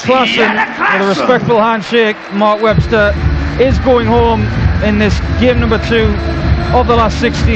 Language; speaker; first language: English; native; English